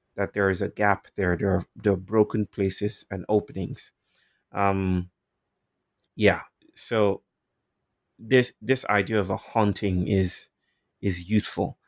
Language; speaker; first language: English; non-native, local second language; Yoruba